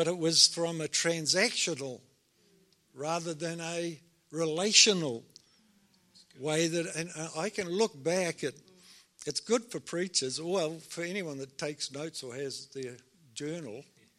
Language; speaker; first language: English; native; English